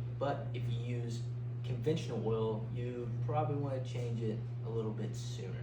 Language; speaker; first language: English; native; English